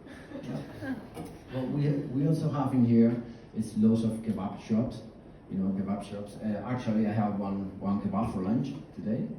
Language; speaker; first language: English; non-native, fluent; Spanish